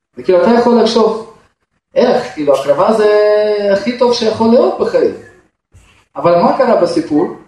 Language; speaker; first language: Hebrew; non-native, fluent; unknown